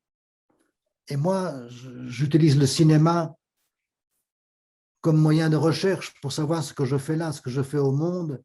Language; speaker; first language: French; native; French